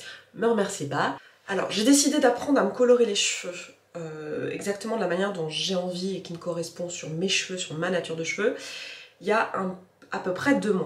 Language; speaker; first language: French; native; French